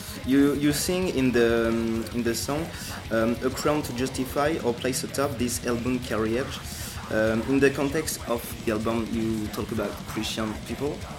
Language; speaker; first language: English; non-native, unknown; French